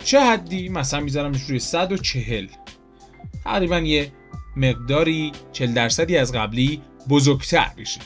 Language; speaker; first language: Persian; native; Persian